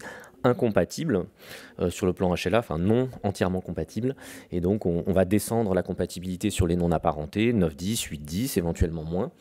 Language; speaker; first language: French; native; French